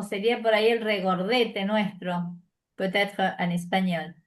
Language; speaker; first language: Spanish; native; Spanish